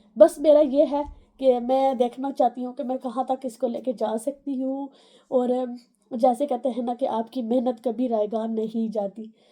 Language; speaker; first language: Urdu; non-native, local second language; Punjabi